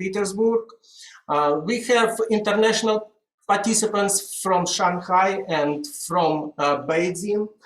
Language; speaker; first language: English; non-native, fluent; Russian